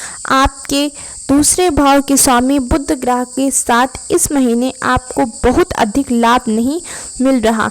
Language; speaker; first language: Hindi; native; Hindi